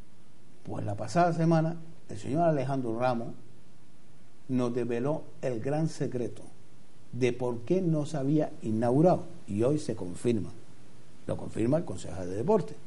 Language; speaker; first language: Spanish; native; Spanish